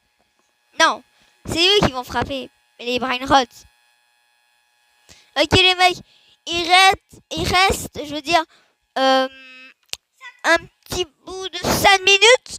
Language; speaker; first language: French; native; French